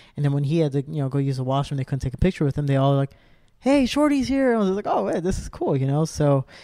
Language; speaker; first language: English; native; English